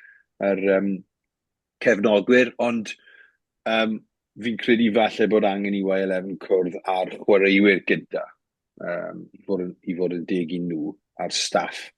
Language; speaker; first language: Welsh; native; Welsh